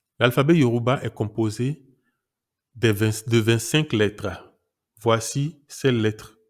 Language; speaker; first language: French; non-native, local second language; Yoruba